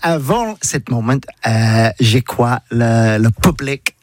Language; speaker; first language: French; non-native, learner; English